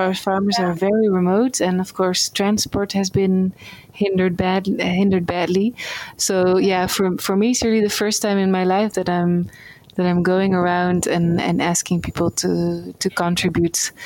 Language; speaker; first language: English; non-native, fluent; Dutch